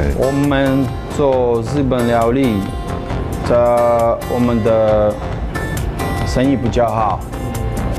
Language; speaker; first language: Chinese; non-native, learner; Russian